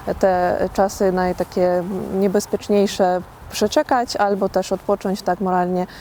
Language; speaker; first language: Polish; non-native, fluent; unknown